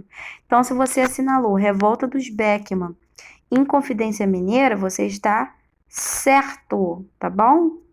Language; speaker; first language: Portuguese; native; Portuguese